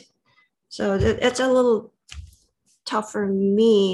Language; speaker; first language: English; non-native, fluent; Korean